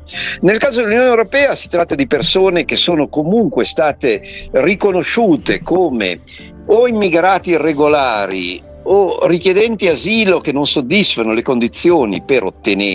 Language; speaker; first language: Italian; native; Italian